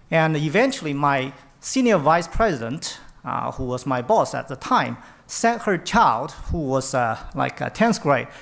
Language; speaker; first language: English; non-native, fluent; Chinese